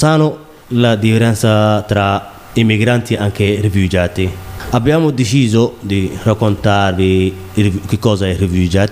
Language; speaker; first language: Italian; non-native, learner; Somali